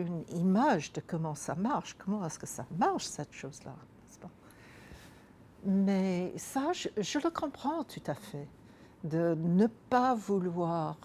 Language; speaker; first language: French; non-native, fluent; English